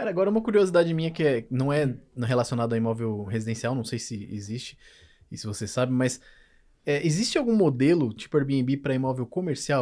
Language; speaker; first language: Portuguese; native; Portuguese